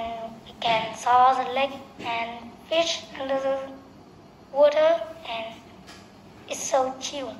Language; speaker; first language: English; non-native, learner; Vietnamese